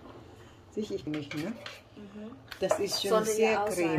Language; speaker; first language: German; non-native, learner; Filipino